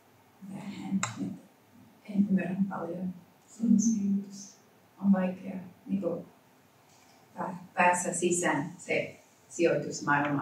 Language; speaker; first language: Finnish; non-native, learner; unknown